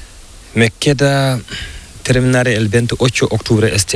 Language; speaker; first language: Spanish; non-native, learner; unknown